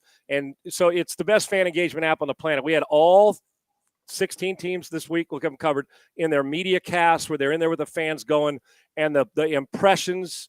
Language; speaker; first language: English; native; English